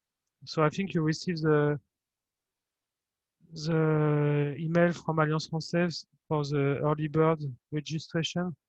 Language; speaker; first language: English; non-native, fluent; French